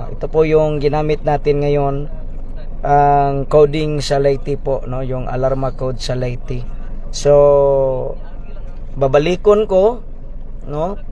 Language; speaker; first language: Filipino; non-native, local second language; Cebuano